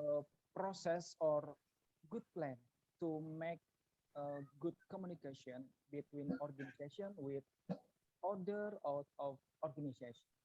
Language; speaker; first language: English; non-native, learner; Indonesian